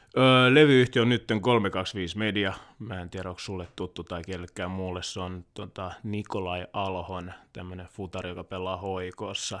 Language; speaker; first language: Finnish; early bilingual, other home language; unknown